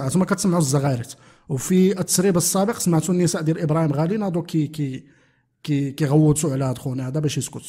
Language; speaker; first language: Arabic; native; Arabic